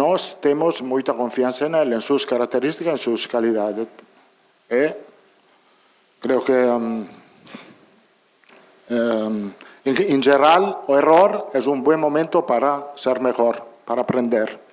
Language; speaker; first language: Portuguese; non-native, learner; Italian